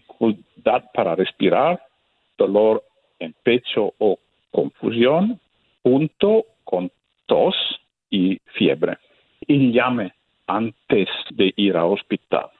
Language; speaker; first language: Spanish; non-native, fluent; Italian